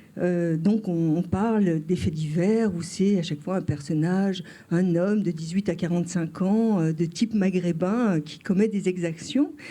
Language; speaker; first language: French; early bilingual, other home language; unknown